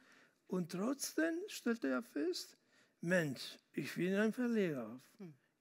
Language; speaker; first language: German; non-native, fluent; Spanish